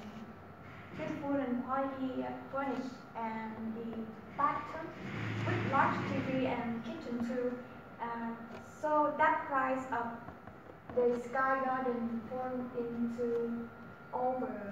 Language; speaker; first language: English; non-native, learner; Vietnamese